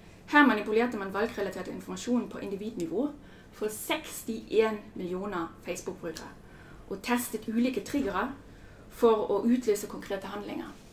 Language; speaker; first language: Norwegian; non-native, fluent; German